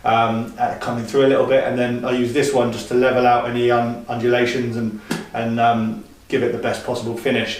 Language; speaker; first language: English; native; English